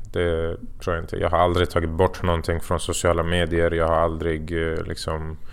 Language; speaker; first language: Swedish; early bilingual, other home language; Persian